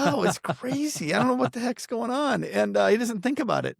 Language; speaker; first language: English; native; English